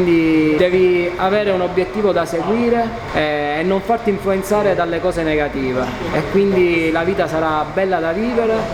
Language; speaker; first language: Italian; native; Italian